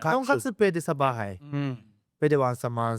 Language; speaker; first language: Filipino; non-native, learner; Japanese